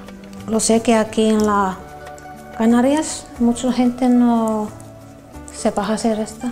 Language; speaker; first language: Spanish; non-native, learner; Finnish